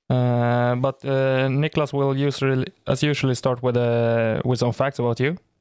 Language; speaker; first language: English; non-native, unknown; Swedish